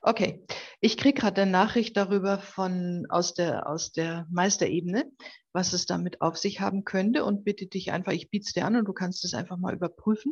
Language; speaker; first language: German; native; German